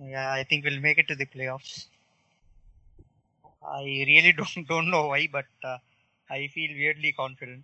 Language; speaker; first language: English; non-native, local second language; Tamil